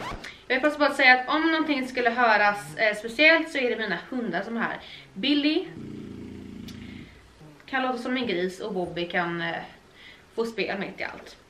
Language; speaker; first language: Swedish; native; Swedish